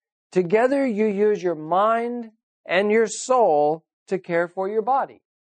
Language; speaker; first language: English; native; English